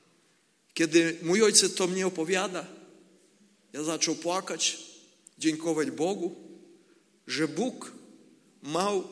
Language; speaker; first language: Polish; non-native, learner; Ukrainian